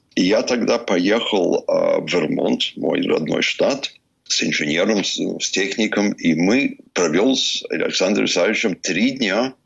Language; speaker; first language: Russian; early bilingual, heritage; English